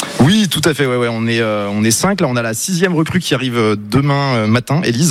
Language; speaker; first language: French; native; French